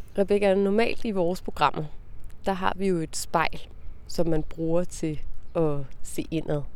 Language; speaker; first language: Danish; native; Danish